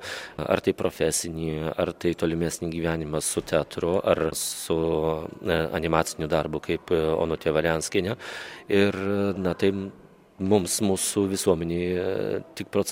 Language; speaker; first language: Lithuanian; native; Lithuanian